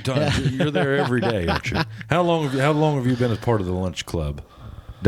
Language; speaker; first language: English; native; English